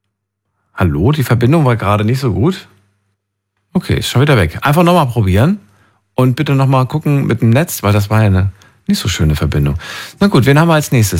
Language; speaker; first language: German; native; German